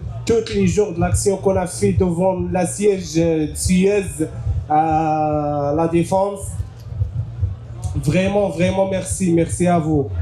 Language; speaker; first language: French; non-native, learner; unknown